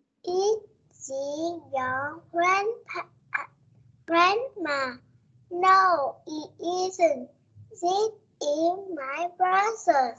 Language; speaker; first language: English; non-native, learner; Vietnamese